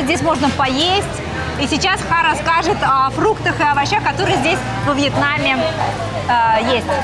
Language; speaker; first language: Russian; native; Russian